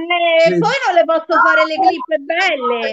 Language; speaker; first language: Italian; native; Italian